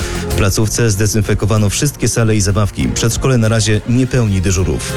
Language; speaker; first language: Polish; native; Polish